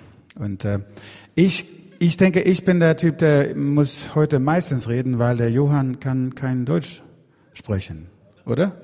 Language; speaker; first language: German; non-native, learner; Swedish